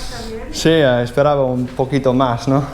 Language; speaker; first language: Spanish; non-native, learner; English